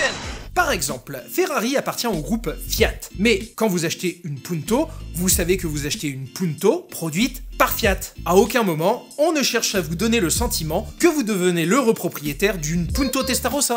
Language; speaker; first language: French; native; French